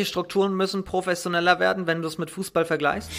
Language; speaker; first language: German; native; German